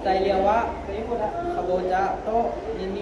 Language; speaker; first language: Japanese; non-native, learner; Thai